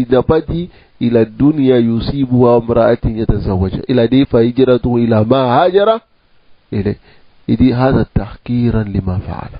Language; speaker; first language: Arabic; non-native, fluent; Wolof